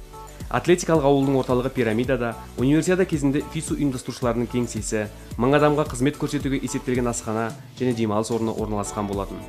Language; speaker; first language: Kazakh; native; Kazakh